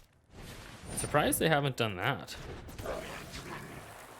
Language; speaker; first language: English; native; English